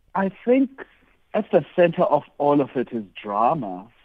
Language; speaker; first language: English; non-native, local second language; Xhosa